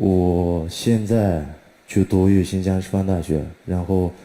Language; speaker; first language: Chinese; non-native, fluent; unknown